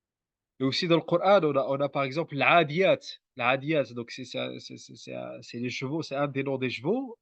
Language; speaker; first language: French; native; French